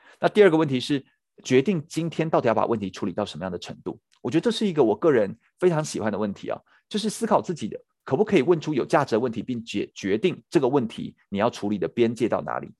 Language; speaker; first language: Chinese; native; Chinese